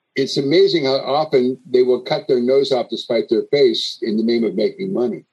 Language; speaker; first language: English; native; English